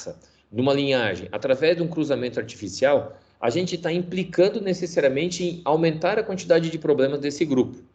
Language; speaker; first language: Portuguese; native; Portuguese